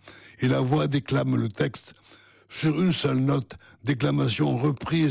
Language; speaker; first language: French; native; French